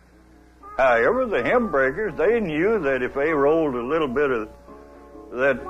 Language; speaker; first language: English; native; English